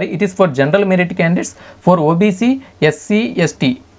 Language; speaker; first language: English; non-native, local second language; Kannada